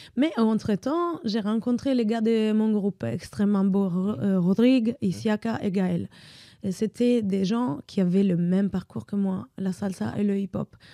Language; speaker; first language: French; non-native, fluent; Italian